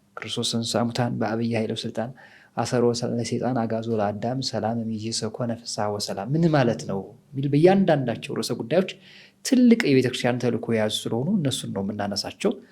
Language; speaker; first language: Amharic; native; Amharic